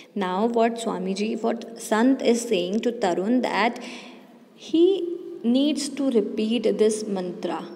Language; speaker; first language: English; non-native, local second language; Hindi